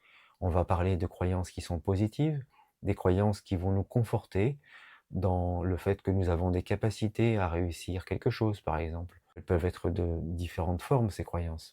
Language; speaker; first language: French; native; French